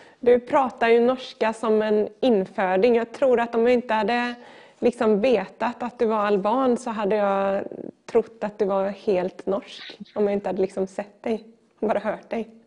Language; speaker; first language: Swedish; native; Swedish